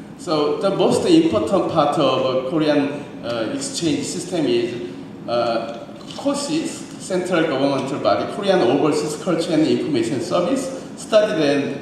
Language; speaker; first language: English; non-native, learner; Korean